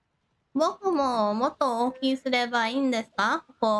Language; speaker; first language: Japanese; non-native, learner; Thai